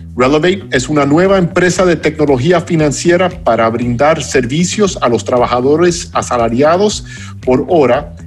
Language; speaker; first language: Spanish; non-native, fluent; English